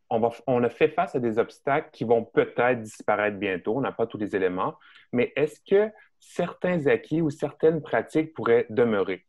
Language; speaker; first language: French; native; French